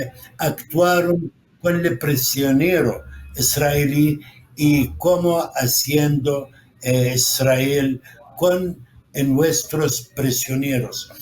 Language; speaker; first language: Spanish; non-native, fluent; Arabic